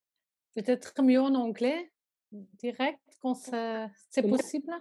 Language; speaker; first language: French; non-native, local second language; Dutch